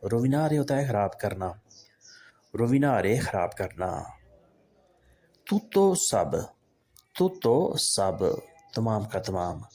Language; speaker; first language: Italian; non-native, learner; Urdu